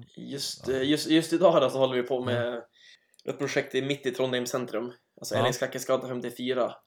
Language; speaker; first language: Swedish; native; Swedish